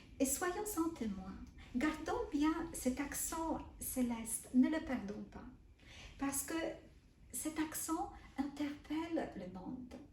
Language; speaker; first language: French; non-native, fluent; Polish